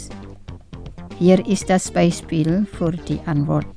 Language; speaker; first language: German; non-native, fluent; Indonesian